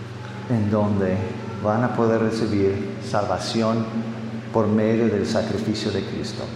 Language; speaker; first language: Spanish; non-native, fluent; English